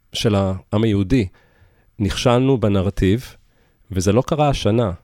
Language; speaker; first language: Hebrew; early bilingual, other home language; English